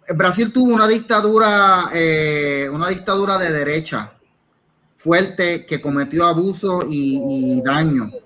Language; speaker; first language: Spanish; native; Spanish